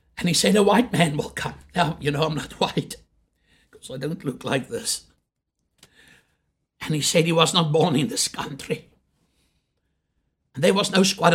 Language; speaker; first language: English; non-native, local second language; Afrikaans